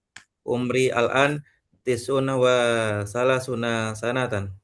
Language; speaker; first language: Arabic; non-native, learner; Indonesian